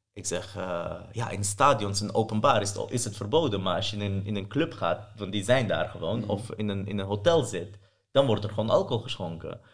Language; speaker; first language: Dutch; early bilingual, other home language; Persian